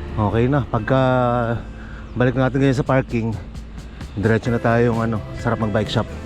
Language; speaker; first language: Filipino; native; Filipino